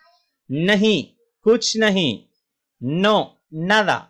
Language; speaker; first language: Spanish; non-native, fluent; Urdu